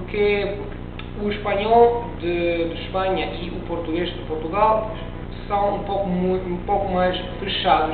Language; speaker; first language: Portuguese; non-native, learner; Italian